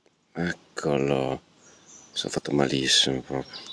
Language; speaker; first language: Italian; native; Italian